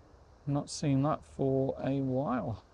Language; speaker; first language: English; native; English